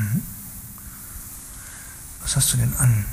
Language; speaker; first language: German; native; German